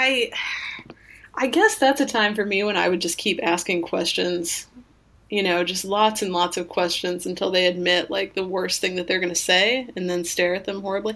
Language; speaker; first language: English; native; English